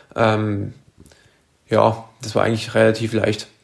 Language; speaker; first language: German; native; German